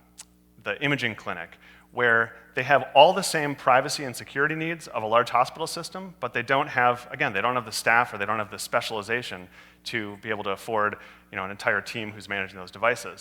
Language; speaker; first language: English; native; English